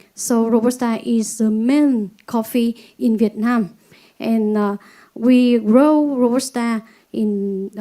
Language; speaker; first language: English; non-native, learner; Vietnamese